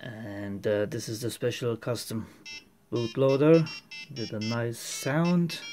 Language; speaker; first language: English; non-native, fluent; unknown